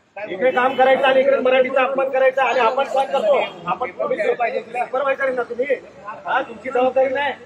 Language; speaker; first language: Marathi; native; Marathi